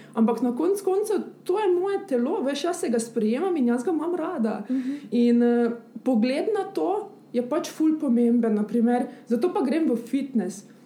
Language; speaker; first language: Slovenian; early bilingual, other home language; Bosnian